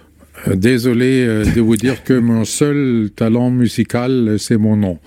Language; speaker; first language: French; non-native, fluent; German